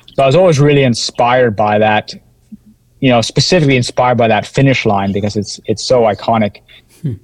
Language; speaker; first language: English; native; English